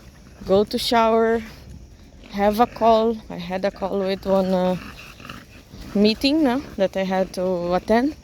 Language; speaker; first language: English; non-native, learner; Portuguese